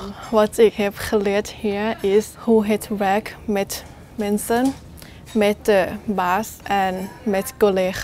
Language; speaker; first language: Dutch; non-native, learner; Thai